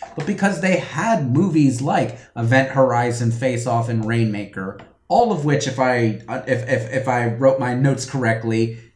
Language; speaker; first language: English; native; English